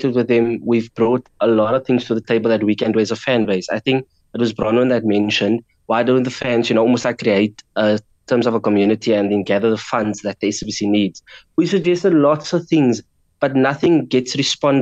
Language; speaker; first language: English; non-native, local second language; Afrikaans